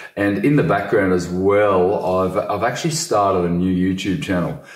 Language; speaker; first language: English; native; English